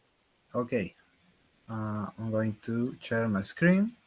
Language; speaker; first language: English; non-native, learner; Spanish